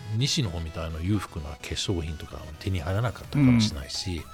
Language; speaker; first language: Japanese; non-native, fluent; German